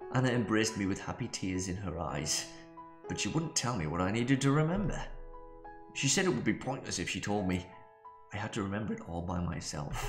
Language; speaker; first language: English; native; English